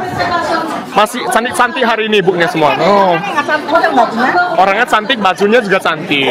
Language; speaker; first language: Indonesian; native; Indonesian